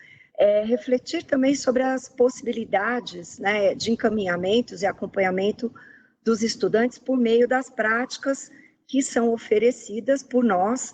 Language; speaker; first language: Portuguese; native; Portuguese